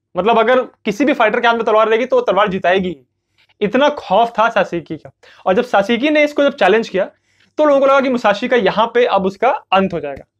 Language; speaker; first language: Hindi; native; Hindi